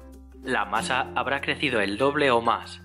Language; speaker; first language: Spanish; native; Spanish